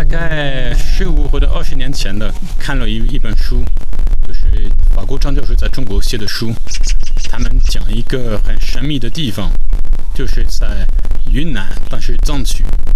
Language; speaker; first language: Chinese; non-native, fluent; French